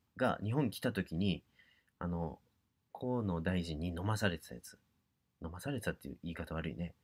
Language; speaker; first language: Japanese; native; Japanese